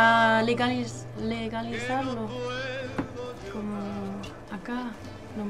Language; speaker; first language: Spanish; non-native, learner; German